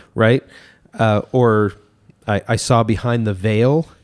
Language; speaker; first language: English; native; English